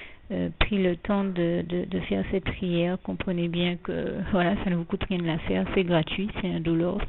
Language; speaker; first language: French; native; French